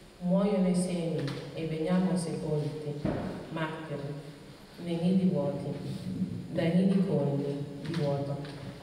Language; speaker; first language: Italian; early bilingual, other home language; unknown